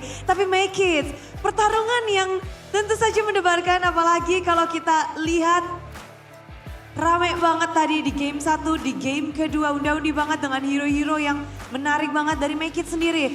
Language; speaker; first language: Indonesian; native; Indonesian